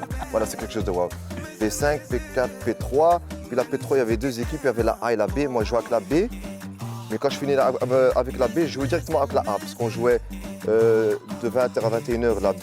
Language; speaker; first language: French; native; French